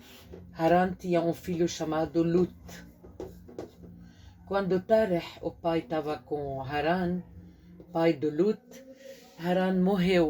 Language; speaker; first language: Portuguese; non-native, fluent; Arabic